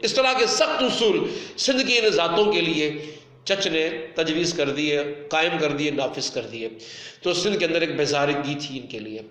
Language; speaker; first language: Urdu; non-native, local second language; Sindhi